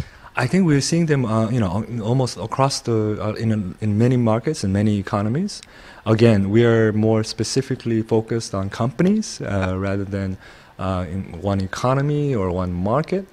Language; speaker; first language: English; non-native, fluent; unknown